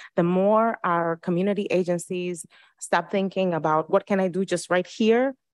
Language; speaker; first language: English; early bilingual, other home language; Spanish